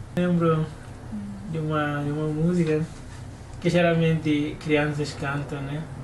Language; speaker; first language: Portuguese; non-native, local second language; Upper Guinea Crioulo